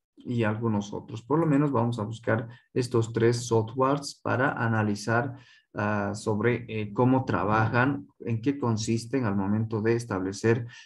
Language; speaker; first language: Spanish; non-native, local second language; Quechua